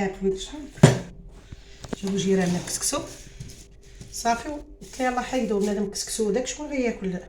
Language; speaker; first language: Arabic; native; Arabic